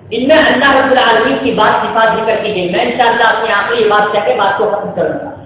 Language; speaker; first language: Urdu; native; Urdu